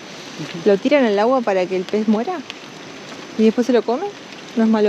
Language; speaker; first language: Spanish; native; Spanish